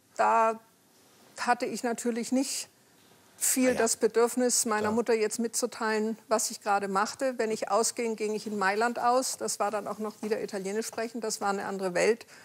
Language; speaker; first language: German; early bilingual, heritage; Italian